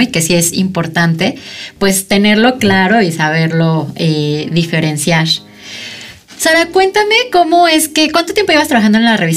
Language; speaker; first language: Spanish; native; Spanish